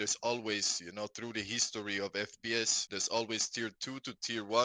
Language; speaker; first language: English; non-native, fluent; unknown